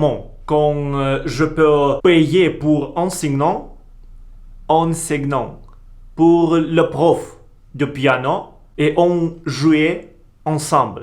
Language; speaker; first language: French; non-native, learner; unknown